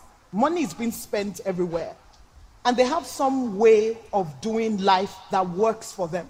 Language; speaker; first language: English; non-native, local second language; Yoruba